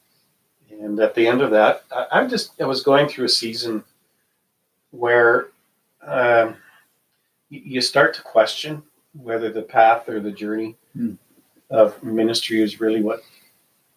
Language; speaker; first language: English; native; English